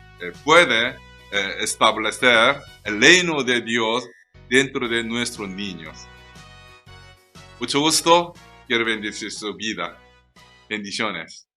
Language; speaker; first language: Spanish; non-native, learner; Korean